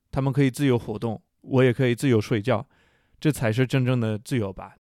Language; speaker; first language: Chinese; non-native, fluent; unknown